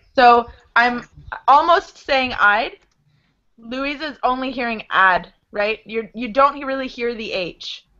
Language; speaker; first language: English; native; English